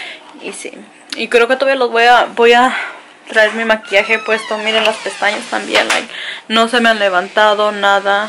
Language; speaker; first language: Spanish; early bilingual, heritage; Spanish